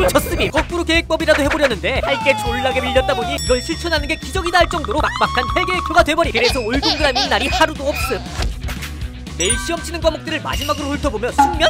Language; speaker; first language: Korean; native; Korean